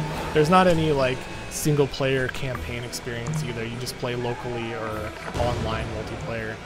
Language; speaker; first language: English; native; English